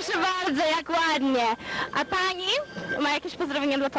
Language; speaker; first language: Polish; early bilingual, heritage; Polish